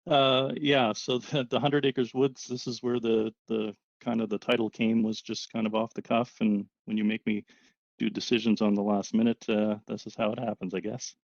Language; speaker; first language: English; native; English